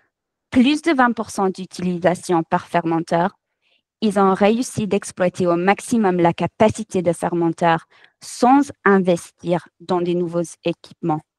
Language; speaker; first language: French; non-native, fluent; English